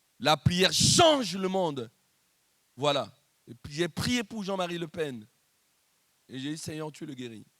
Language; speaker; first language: French; non-native, local second language; Lingala